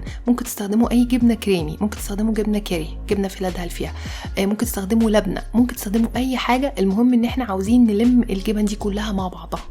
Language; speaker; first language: Arabic; native; Arabic